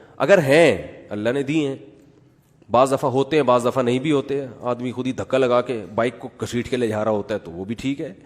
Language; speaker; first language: Urdu; native; Urdu